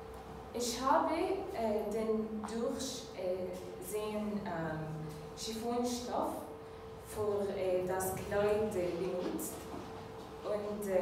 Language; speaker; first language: German; non-native, learner; Arabic